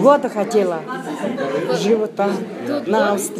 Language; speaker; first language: Russian; non-native, learner; Mongolian